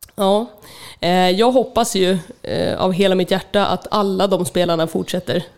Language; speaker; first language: Swedish; native; Swedish